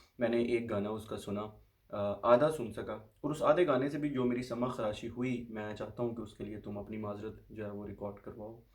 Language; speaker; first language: Urdu; non-native, local second language; Punjabi